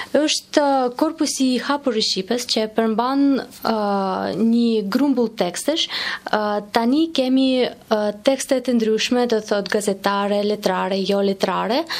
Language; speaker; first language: Albanian; non-native, fluent; Russian